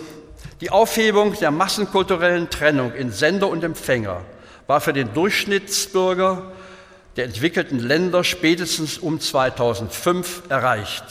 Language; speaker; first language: German; native; German